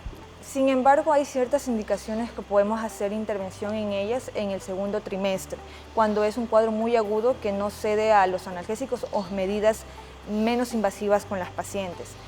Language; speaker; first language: Spanish; native; Spanish